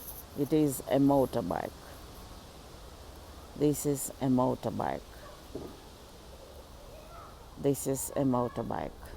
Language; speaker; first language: English; non-native, learner; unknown